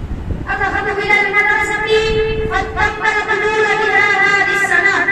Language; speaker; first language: Arabic; non-native, learner; Urdu